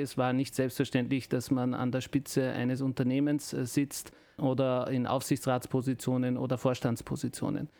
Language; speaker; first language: German; early bilingual, other home language; Turkish